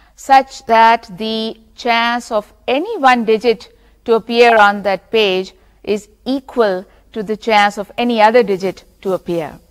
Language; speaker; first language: English; non-native, local second language; Urdu